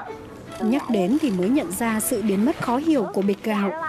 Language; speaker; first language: Vietnamese; native; Vietnamese